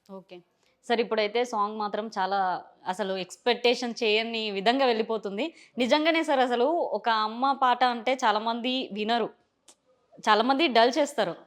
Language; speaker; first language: Telugu; native; Telugu